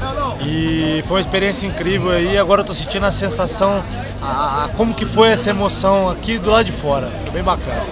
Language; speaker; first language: Portuguese; native; Portuguese